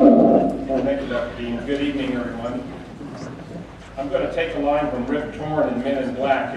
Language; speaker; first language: English; native; English